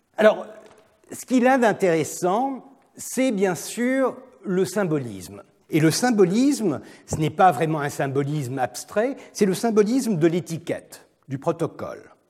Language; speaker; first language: French; non-native, fluent; Turkish